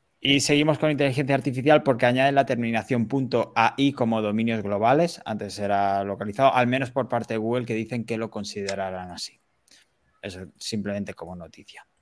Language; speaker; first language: Spanish; native; Spanish